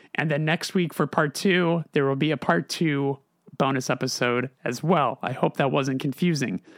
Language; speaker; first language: English; native; English